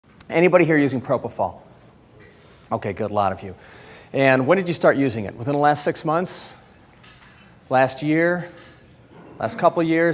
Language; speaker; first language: English; native; English